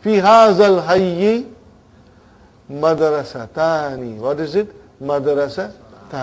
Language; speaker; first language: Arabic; non-native, fluent; Bangla